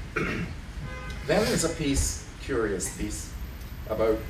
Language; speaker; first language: English; native; English